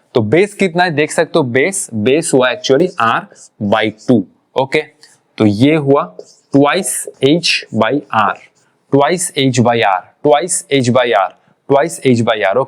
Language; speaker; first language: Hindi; non-native, local second language; Bangla